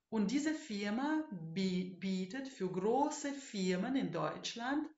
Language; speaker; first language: German; non-native, fluent; Russian